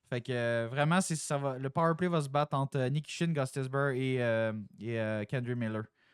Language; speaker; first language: French; native; French